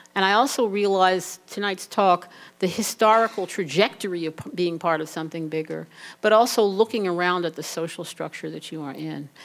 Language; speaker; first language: English; native; English